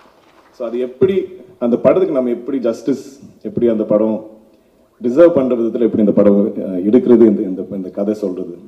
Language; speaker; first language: Tamil; non-native, local second language; Malayalam